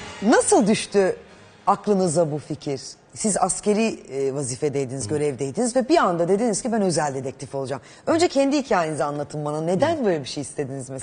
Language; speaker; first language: Turkish; native; Turkish